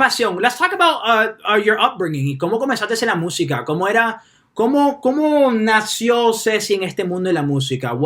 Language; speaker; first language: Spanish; early bilingual, heritage; Spanish